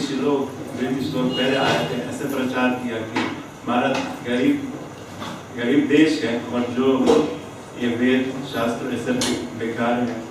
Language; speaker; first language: Hindi; non-native, fluent; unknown